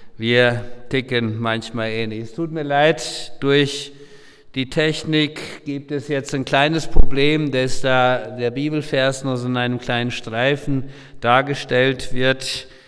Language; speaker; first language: German; non-native, local second language; Low German